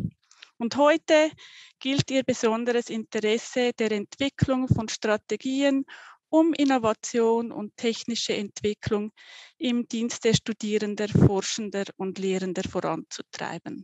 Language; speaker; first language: German; native; German